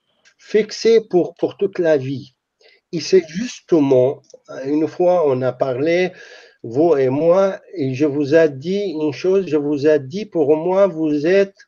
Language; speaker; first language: French; non-native, fluent; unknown